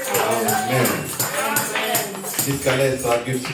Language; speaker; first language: Swedish; non-native, fluent; Lingala